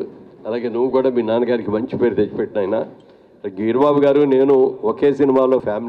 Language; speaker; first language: Telugu; native; Telugu